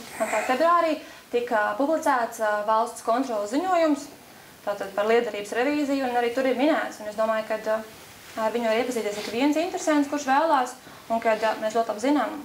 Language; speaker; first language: Latvian; native; Latvian